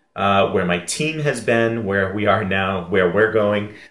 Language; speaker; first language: English; native; English